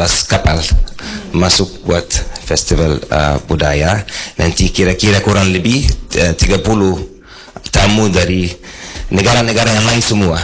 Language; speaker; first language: Indonesian; non-native, fluent; Arabic